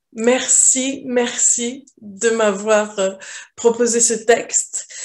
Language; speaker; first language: Portuguese; non-native, fluent; French